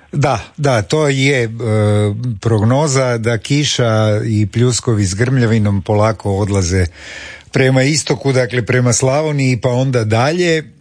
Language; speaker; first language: Croatian; native; Croatian